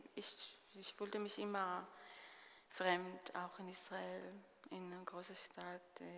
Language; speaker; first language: German; non-native, fluent; Hebrew